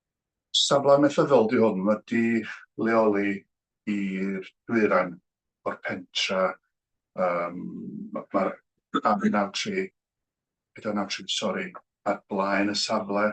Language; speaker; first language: Welsh; native; Welsh